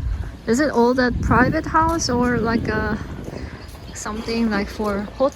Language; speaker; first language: English; non-native, learner; Korean